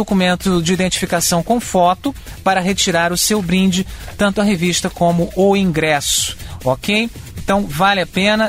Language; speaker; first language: Portuguese; native; Portuguese